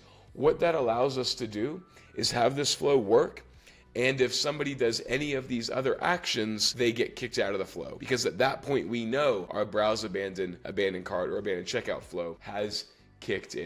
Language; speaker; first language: English; native; English